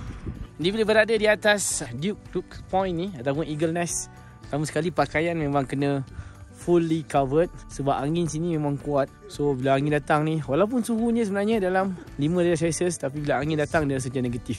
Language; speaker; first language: Malay; native; Malay